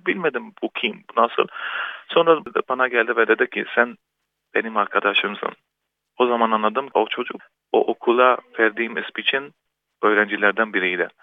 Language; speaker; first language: Turkish; early bilingual, heritage; Turkish